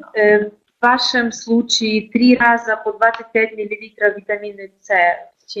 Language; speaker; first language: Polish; non-native, learner; Russian